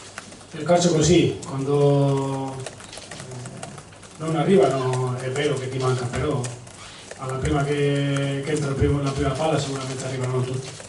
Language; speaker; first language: Italian; non-native, fluent; Spanish